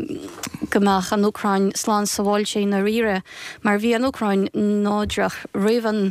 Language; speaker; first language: Irish; non-native, fluent; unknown